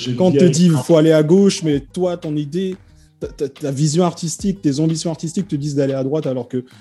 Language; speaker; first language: French; native; French